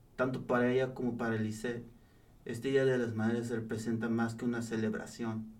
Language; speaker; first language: Spanish; early bilingual, heritage; Spanish